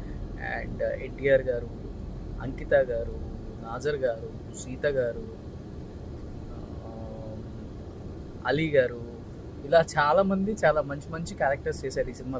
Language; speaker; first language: Telugu; native; Telugu